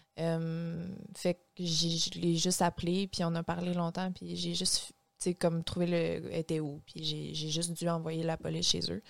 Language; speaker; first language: French; native; French